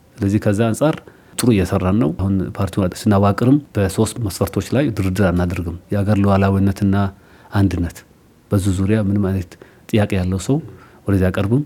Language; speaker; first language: Amharic; non-native, local second language; Somali